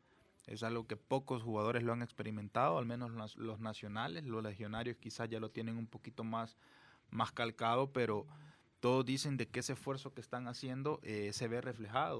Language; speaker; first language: Spanish; native; Spanish